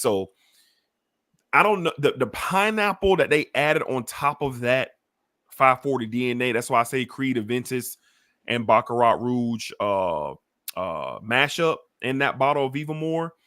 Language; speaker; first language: English; native; English